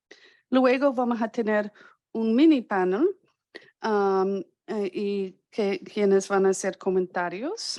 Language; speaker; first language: Spanish; non-native, fluent; English